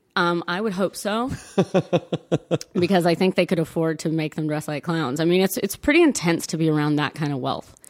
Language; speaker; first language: English; early bilingual, other home language; Italian